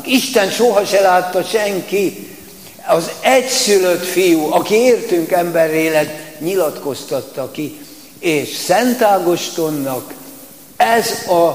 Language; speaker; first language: Hungarian; native; Hungarian